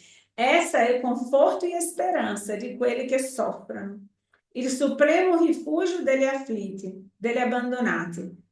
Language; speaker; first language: Italian; non-native, fluent; Portuguese